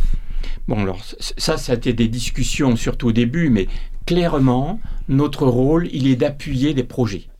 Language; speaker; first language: French; native; French